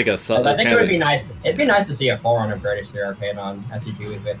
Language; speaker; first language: English; native; English